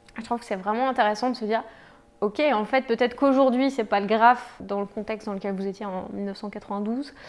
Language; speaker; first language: French; native; French